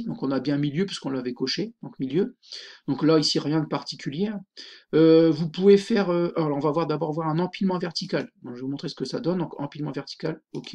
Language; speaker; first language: French; native; French